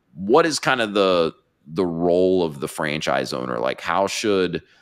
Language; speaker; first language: English; native; English